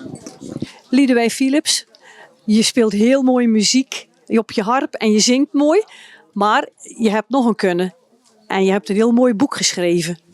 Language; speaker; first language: Dutch; native; Dutch